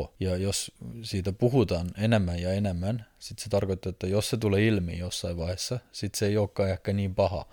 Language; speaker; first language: Finnish; non-native, fluent; Estonian